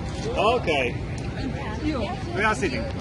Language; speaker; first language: English; non-native, learner; Polish